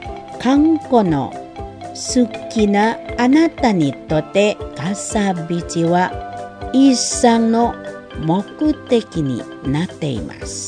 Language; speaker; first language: Japanese; non-native, fluent; Indonesian